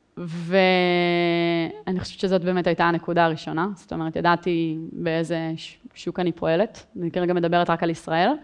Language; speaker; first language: Hebrew; native; Hebrew